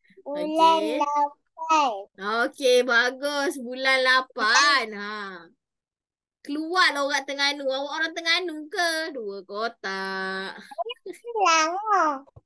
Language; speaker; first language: Malay; native; Malay